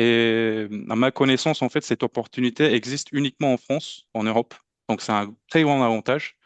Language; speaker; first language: French; non-native, fluent; Turkish